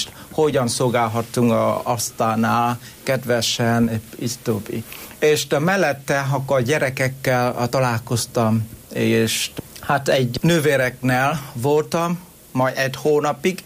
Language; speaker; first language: Hungarian; non-native, learner; Vietnamese